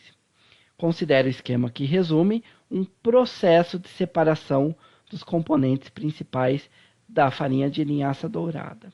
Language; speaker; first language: Portuguese; native; Portuguese